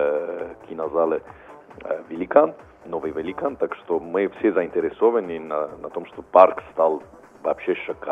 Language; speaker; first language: Russian; non-native, fluent; Italian